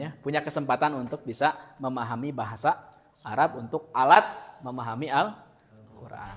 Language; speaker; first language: Indonesian; native; Indonesian